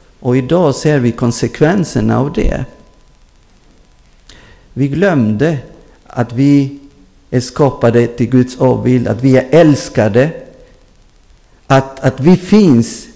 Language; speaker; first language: Swedish; non-native, fluent; Spanish